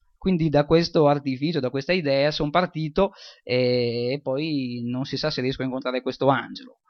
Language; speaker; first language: Italian; native; Italian